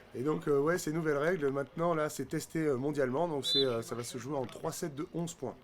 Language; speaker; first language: French; native; French